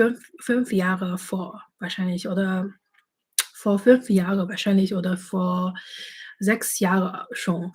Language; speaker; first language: German; non-native, fluent; Chinese